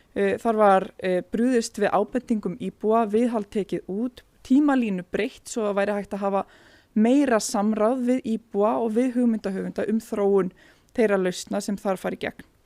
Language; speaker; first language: Icelandic; native; Icelandic